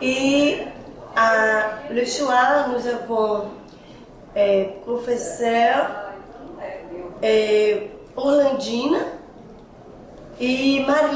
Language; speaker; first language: French; non-native, fluent; Portuguese